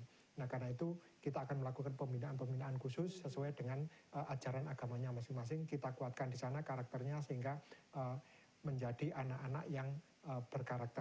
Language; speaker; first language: Indonesian; native; Indonesian